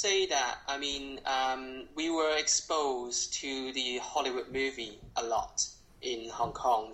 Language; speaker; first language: English; non-native, local second language; Cantonese